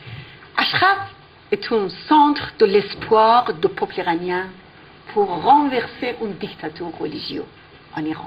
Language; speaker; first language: French; non-native, fluent; Persian